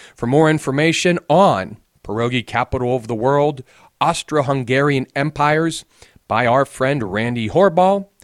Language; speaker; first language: English; native; English